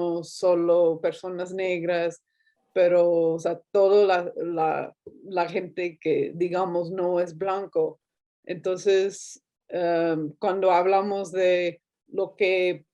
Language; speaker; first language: Spanish; non-native, fluent; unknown